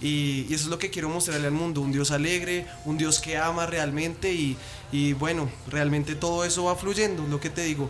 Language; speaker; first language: Spanish; native; Spanish